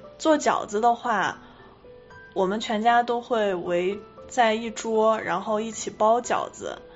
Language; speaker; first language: Chinese; native; Chinese